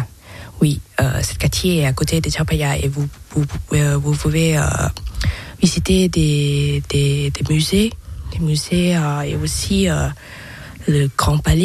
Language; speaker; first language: French; non-native, learner; Thai